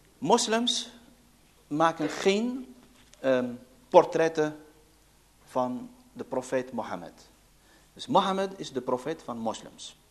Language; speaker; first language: Dutch; early bilingual, other home language; Arabic